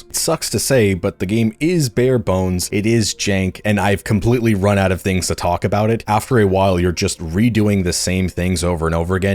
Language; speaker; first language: English; native; English